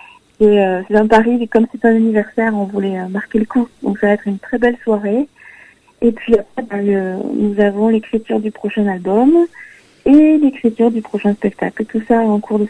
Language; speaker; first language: French; native; French